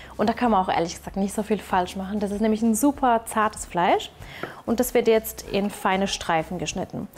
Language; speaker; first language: German; early bilingual, other home language; Turkish